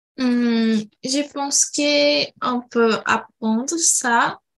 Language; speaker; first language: French; non-native, learner; Portuguese